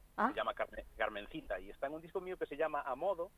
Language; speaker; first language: Spanish; non-native, local second language; Galician